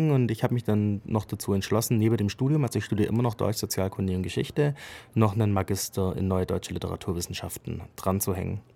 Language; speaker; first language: German; native; German